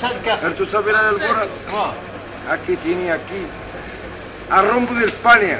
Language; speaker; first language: Spanish; non-native, learner; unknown